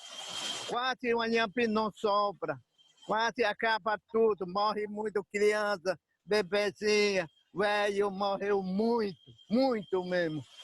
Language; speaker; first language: Portuguese; non-native, local second language; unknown